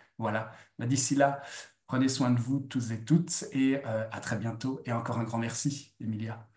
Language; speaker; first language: French; native; French